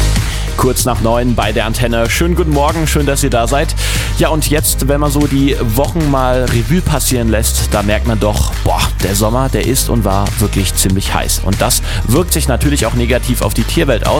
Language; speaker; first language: German; native; German